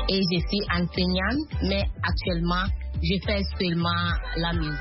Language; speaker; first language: French; non-native, learner; Akan